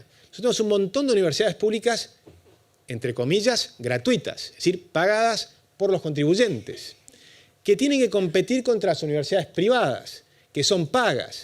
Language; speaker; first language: Spanish; native; Spanish